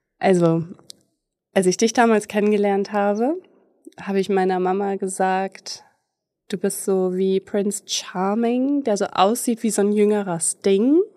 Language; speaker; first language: German; native; German